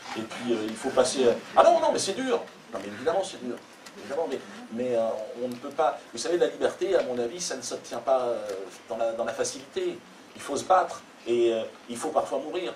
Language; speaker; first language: French; native; French